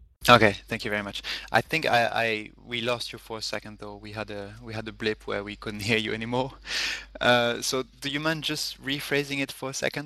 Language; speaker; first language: English; non-native, fluent; French